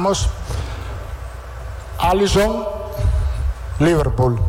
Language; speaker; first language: Portuguese; non-native, learner; Italian